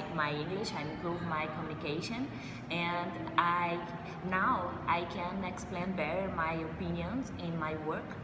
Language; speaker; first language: English; non-native, learner; Portuguese